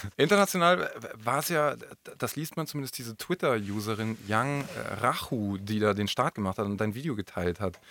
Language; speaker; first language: German; native; German